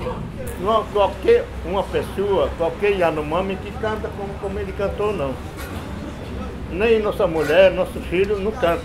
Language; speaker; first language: Portuguese; non-native, local second language; Yanomámi